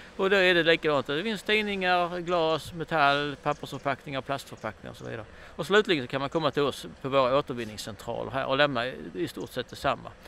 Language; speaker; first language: Swedish; native; Swedish